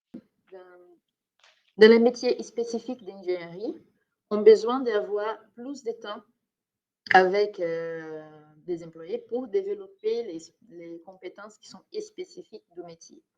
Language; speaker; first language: French; non-native, fluent; Portuguese